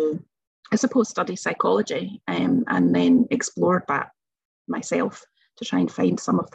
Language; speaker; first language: English; native; English